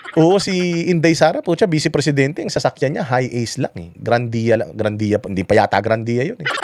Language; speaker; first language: Filipino; non-native, local second language; Iloko